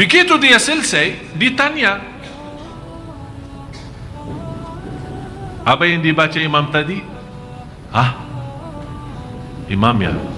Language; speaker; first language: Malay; non-native, fluent; Arabic